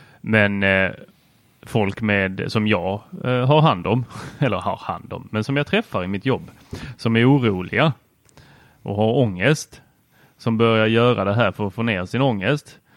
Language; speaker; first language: Swedish; native; Swedish